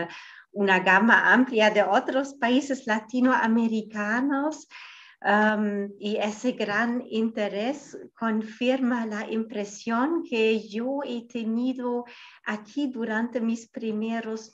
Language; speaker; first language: Spanish; non-native, fluent; German